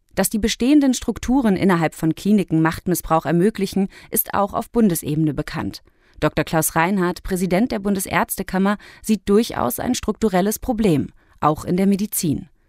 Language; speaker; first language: German; native; German